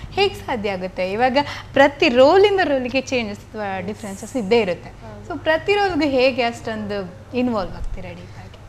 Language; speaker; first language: Kannada; non-native, local second language; Tulu